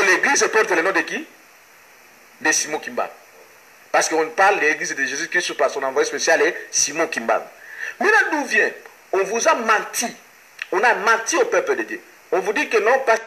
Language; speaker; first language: French; non-native, local second language; Lingala